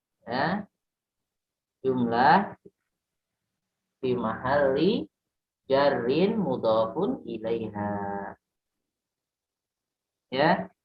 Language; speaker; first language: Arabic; non-native, fluent; Indonesian